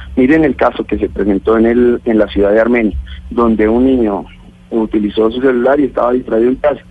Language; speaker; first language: Spanish; native; Spanish